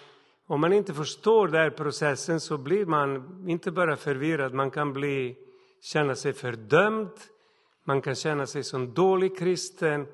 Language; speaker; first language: Swedish; non-native, fluent; Serbian